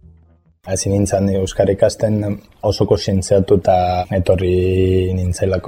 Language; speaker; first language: Basque; non-native, fluent; Italian